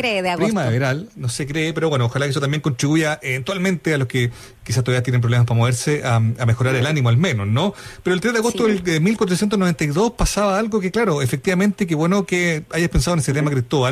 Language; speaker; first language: Spanish; native; Spanish